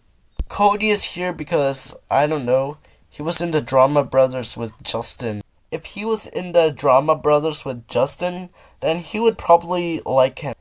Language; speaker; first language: English; native; English